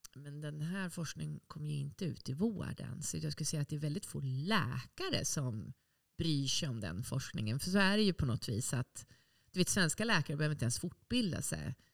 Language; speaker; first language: Swedish; native; Swedish